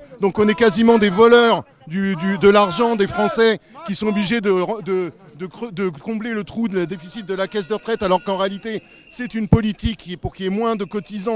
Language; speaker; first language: French; native; French